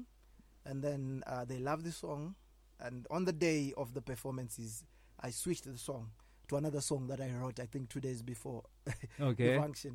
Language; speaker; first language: English; non-native, local second language; Shona